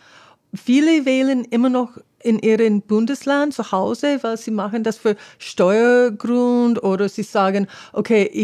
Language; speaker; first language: German; non-native, fluent; English